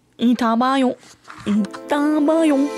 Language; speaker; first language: Korean; non-native, fluent; French